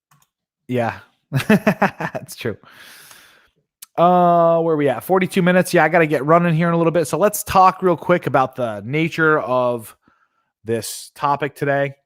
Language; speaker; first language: English; native; English